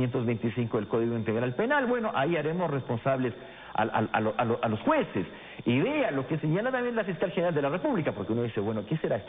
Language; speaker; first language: Spanish; native; Spanish